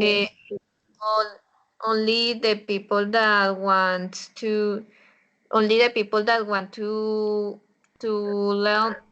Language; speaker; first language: English; non-native, learner; Spanish